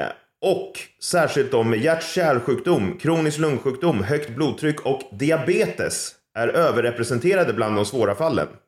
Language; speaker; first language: Swedish; native; Swedish